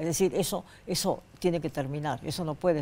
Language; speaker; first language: Spanish; native; Spanish